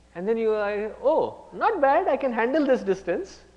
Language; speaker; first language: English; non-native, local second language; Hindi